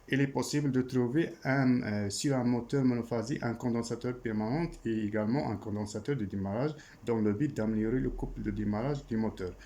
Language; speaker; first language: French; non-native, local second language; Arabic